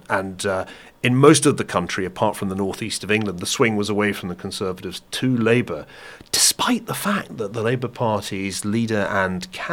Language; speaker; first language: English; native; English